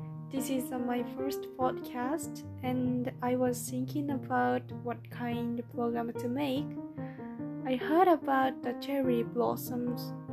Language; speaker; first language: English; non-native, learner; Japanese